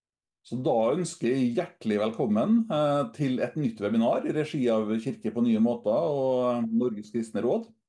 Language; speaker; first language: Norwegian; native; Norwegian